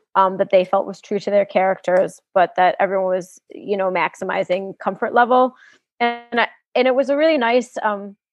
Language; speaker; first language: English; native; English